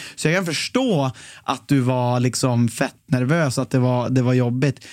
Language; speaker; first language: Swedish; native; Swedish